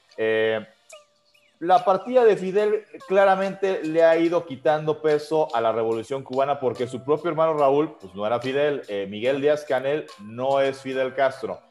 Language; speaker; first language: Spanish; native; Spanish